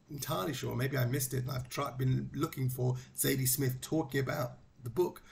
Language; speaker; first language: English; native; English